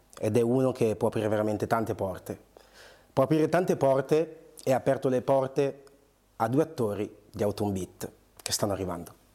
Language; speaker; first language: Italian; early bilingual, other home language; Portuguese